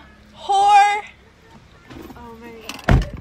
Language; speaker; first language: English; native; English